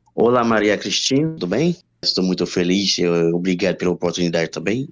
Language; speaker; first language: Portuguese; non-native, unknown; Haitian Creole